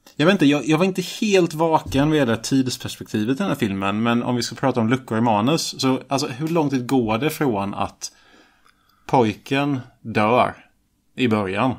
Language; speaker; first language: Swedish; native; Swedish